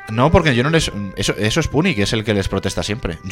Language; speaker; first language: Spanish; native; Spanish